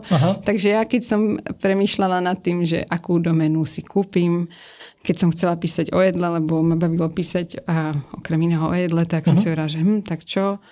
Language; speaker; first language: Slovak; early bilingual, heritage; Slovak